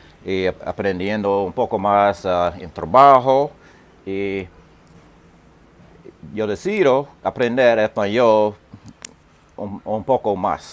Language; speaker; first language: Spanish; non-native, learner; English